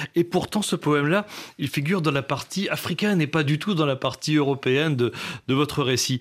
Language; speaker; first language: French; native; French